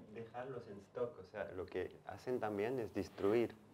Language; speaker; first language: Spanish; non-native, fluent; French